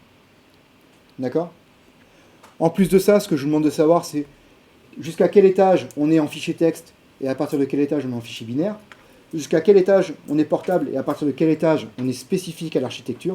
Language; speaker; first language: French; native; French